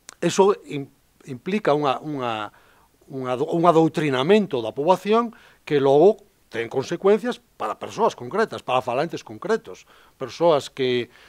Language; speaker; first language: Galician; native; Galician